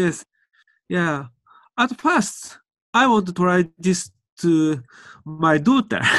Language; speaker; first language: English; non-native, learner; Japanese